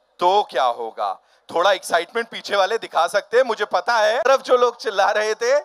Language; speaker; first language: Hindi; native; Hindi